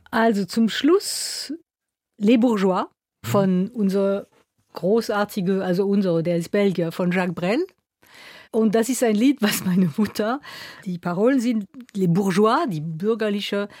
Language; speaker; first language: German; non-native, local second language; French